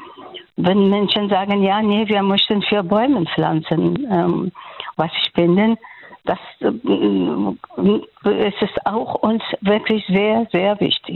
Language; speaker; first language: German; non-native, learner; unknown